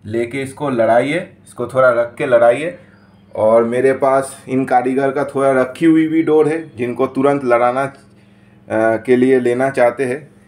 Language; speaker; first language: Hindi; non-native, local second language; Bangla